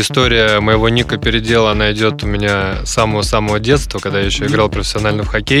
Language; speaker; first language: Russian; native; Russian